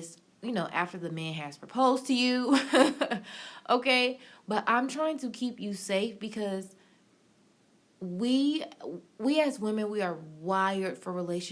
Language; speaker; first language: English; native; English